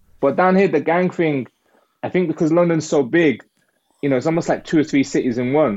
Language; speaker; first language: English; native; English